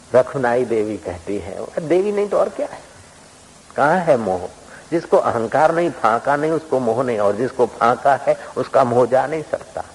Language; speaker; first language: Hindi; non-native, local second language; Sindhi